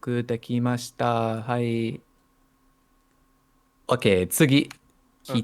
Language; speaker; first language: Japanese; non-native, learner; English